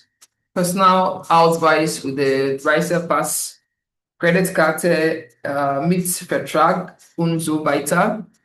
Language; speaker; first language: German; non-native, fluent; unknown